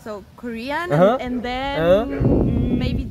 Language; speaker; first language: English; non-native, fluent; Spanish